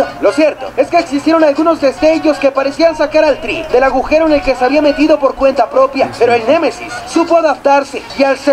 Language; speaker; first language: Spanish; native; Spanish